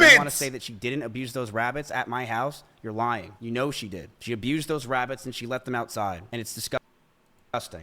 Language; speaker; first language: English; native; English